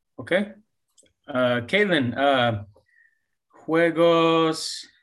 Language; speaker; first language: Spanish; non-native, learner; English